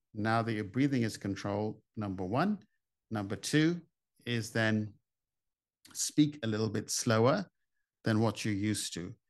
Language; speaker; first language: English; native; English